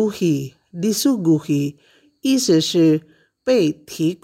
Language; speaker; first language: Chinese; non-native, fluent; Indonesian